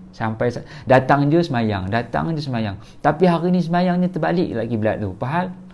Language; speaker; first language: Malay; native; Malay